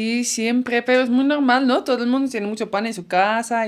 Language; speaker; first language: Spanish; non-native, fluent; Dutch